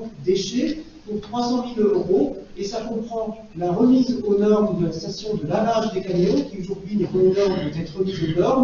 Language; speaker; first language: French; native; French